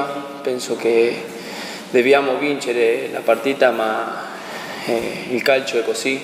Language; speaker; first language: Italian; non-native, learner; Spanish